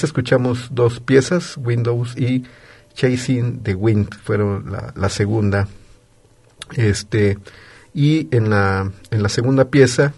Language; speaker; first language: Spanish; native; Spanish